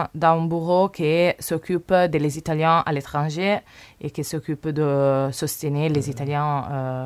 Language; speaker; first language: French; non-native, learner; Italian